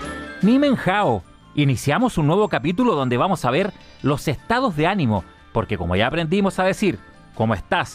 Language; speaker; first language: Spanish; native; Spanish